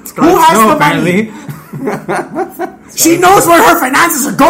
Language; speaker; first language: English; non-native, local second language; Filipino